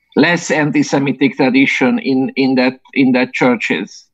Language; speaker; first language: English; non-native, fluent; Hungarian